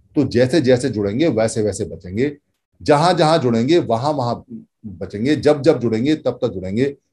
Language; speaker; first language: Hindi; native; Hindi